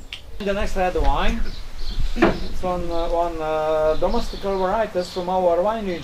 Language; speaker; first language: English; non-native, learner; Romanian